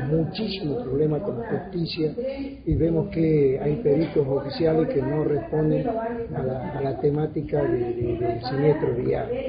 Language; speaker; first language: Spanish; native; Spanish